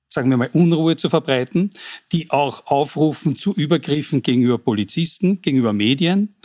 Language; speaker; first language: German; native; German